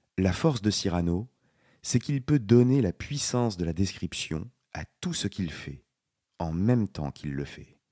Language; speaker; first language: French; native; French